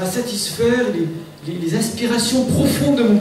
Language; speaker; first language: French; native; French